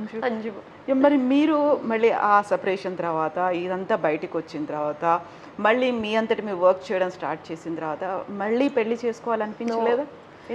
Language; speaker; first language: Telugu; native; Telugu